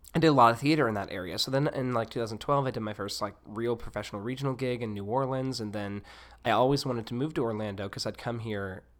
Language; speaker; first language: English; native; English